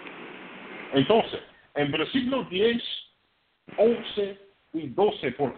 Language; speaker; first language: Spanish; non-native, fluent; English